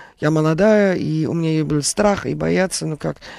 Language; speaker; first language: Russian; non-native, learner; German